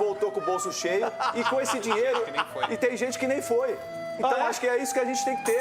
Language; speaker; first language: Portuguese; native; Portuguese